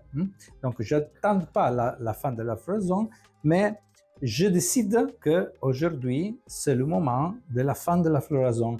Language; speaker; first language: French; non-native, fluent; Italian